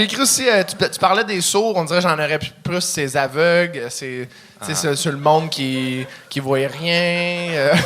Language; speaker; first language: French; native; French